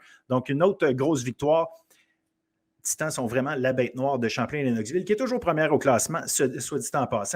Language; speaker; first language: French; native; French